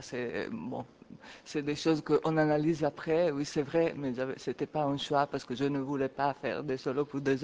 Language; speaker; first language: French; non-native, fluent; Italian